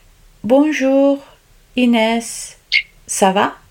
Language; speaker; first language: French; non-native, learner; Italian